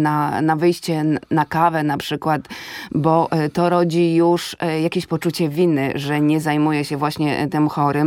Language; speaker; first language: Polish; native; Polish